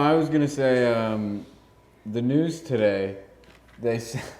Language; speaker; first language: English; native; English